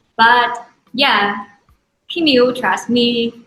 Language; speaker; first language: English; non-native, learner; Thai